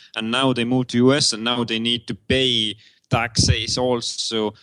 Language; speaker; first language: English; non-native, fluent; Estonian